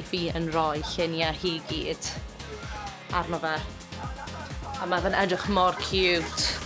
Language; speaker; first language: Welsh; native; Welsh